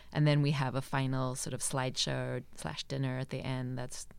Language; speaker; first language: English; native; English